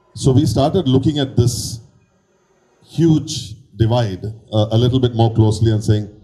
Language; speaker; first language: English; non-native, local second language; Tamil